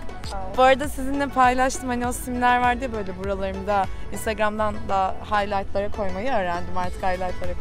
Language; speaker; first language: Turkish; native; Turkish